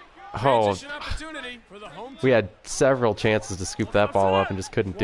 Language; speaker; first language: English; native; English